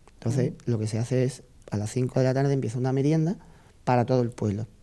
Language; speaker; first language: Spanish; native; Spanish